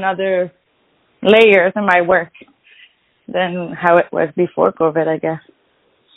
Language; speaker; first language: English; non-native, fluent; French